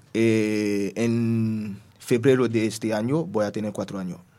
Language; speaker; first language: Spanish; non-native, learner; Haitian Creole